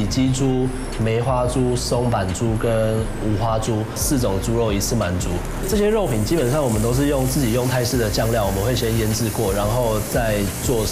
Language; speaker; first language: Chinese; native; Chinese